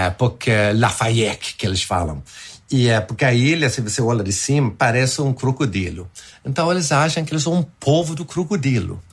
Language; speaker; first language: Portuguese; non-native, fluent; Swedish